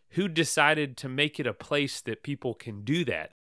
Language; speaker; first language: English; native; English